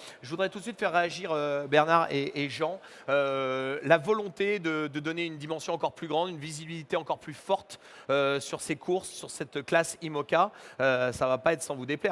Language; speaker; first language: French; native; French